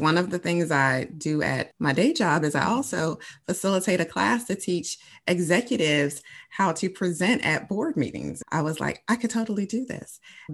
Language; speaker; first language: English; native; English